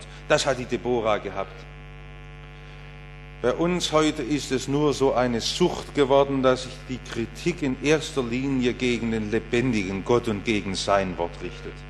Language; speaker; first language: German; native; German